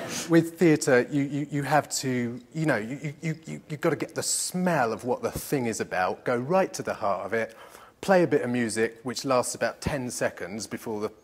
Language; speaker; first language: English; native; English